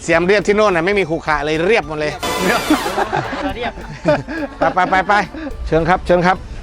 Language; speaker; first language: Thai; native; Thai